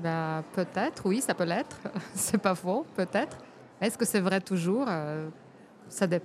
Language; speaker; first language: French; non-native, fluent; Romanian